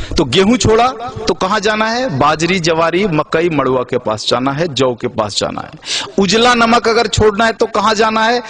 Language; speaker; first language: Hindi; native; Hindi